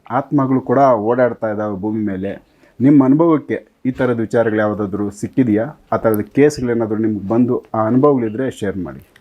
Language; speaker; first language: Kannada; native; Kannada